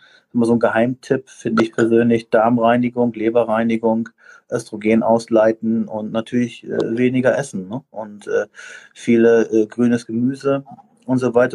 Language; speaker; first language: German; native; German